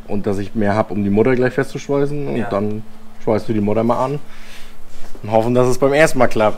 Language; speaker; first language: German; native; German